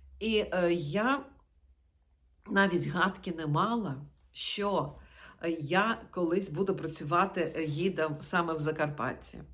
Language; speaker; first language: Ukrainian; non-native, local second language; Russian